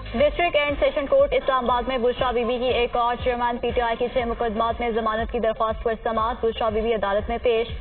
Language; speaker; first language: Urdu; native; Urdu